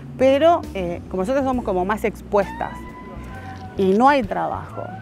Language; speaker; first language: Spanish; native; Spanish